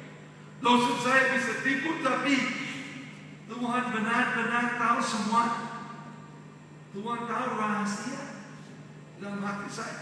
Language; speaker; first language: Indonesian; non-native, fluent; English